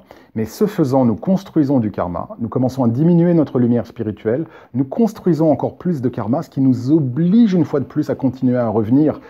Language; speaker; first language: French; native; French